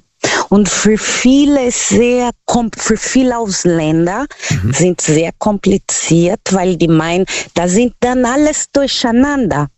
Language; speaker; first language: German; non-native, learner; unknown